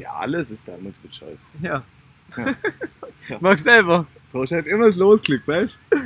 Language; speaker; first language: German; native; German